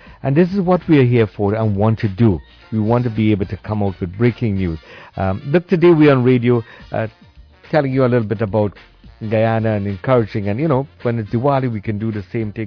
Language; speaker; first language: English; native; English